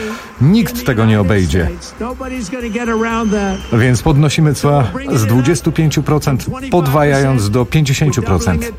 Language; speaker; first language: Polish; native; Polish